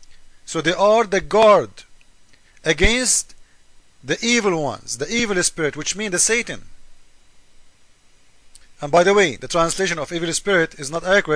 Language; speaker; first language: English; non-native, fluent; Arabic